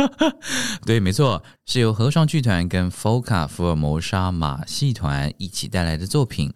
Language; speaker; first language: Chinese; native; Chinese